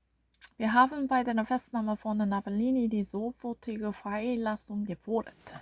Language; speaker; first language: German; non-native, learner; Korean